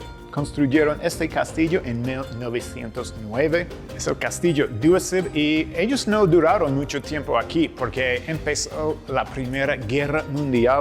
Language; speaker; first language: Spanish; non-native, fluent; English